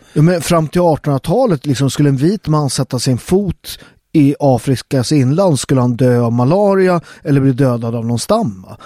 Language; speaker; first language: Swedish; native; Swedish